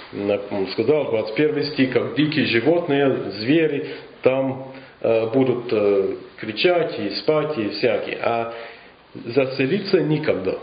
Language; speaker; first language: Russian; non-native, fluent; English